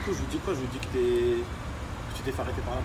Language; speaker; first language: French; native; French